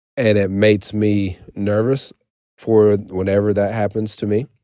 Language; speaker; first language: English; native; English